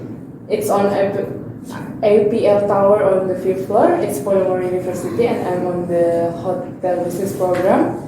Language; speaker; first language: English; non-native, learner; Indonesian